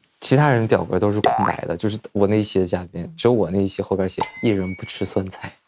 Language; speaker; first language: Chinese; native; Chinese